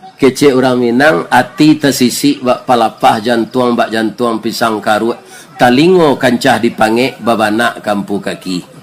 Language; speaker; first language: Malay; non-native, local second language; Minangkabau